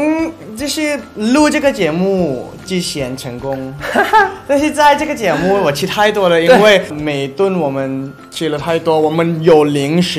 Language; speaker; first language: Chinese; non-native, learner; Thai